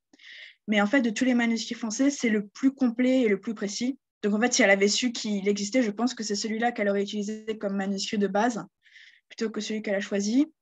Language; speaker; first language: French; native; French